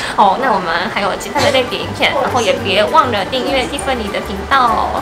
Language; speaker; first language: Chinese; non-native, fluent; Japanese